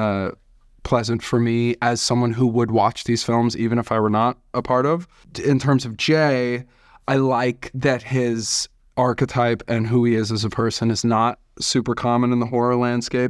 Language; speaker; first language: English; native; English